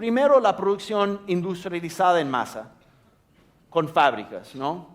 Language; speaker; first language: Spanish; non-native, fluent; English